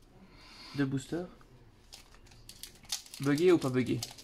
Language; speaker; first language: French; native; French